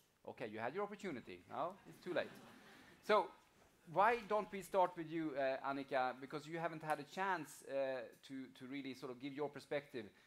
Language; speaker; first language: English; non-native, fluent; Swedish